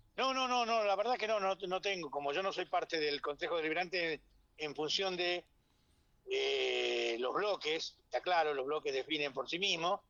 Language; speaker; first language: Spanish; native; Spanish